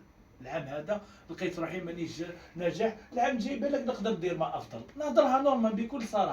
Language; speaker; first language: Arabic; native; Arabic